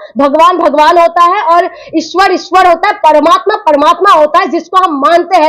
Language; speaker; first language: Hindi; non-native, local second language; Assamese